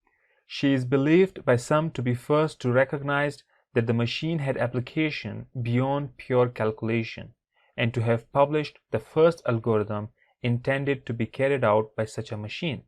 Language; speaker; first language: English; non-native, fluent; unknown